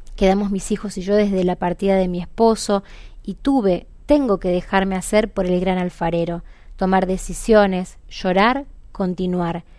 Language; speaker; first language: Spanish; native; Spanish